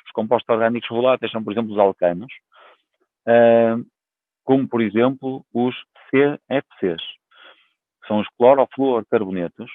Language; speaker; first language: Portuguese; native; Portuguese